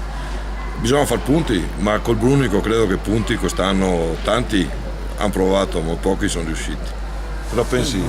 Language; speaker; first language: Italian; native; Italian